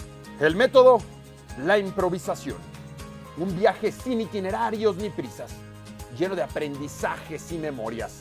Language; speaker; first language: Spanish; native; Spanish